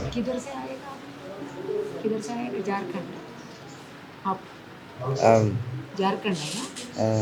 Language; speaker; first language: Hindi; non-native, local second language; Telugu